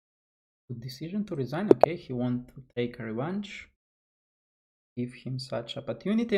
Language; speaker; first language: English; non-native, fluent; Russian